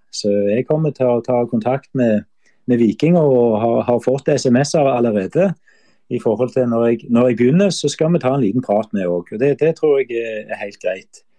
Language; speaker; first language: Norwegian; native; Norwegian